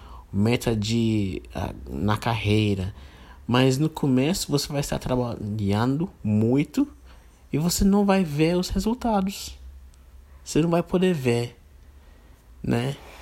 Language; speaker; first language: Portuguese; non-native, fluent; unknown